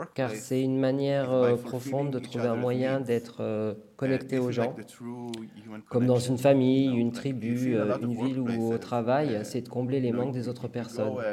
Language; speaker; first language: French; non-native, fluent; Hebrew